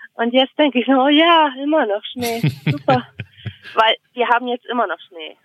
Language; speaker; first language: German; native; German